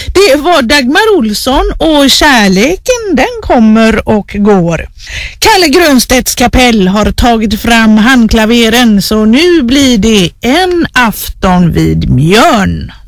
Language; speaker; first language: Swedish; native; Swedish